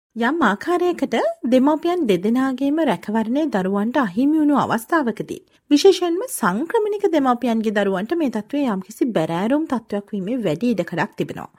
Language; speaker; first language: Sinhala; native; Sinhala